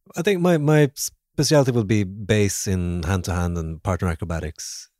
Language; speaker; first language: English; non-native, fluent; Swedish